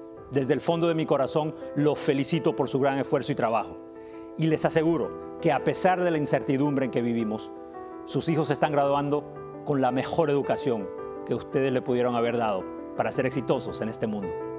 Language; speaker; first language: Spanish; early bilingual, heritage; Spanish